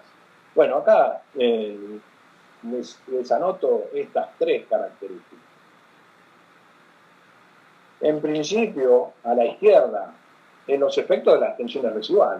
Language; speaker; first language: Spanish; native; Spanish